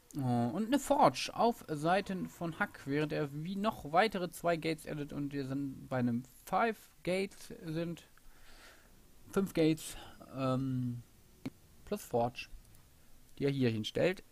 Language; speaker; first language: German; native; German